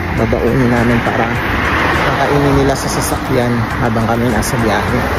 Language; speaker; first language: Filipino; native; Filipino